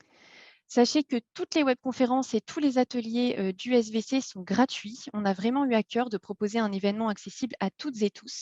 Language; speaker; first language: French; native; French